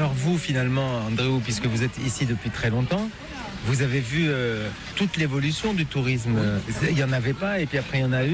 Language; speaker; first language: French; native; French